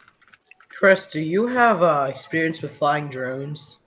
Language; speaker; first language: English; native; English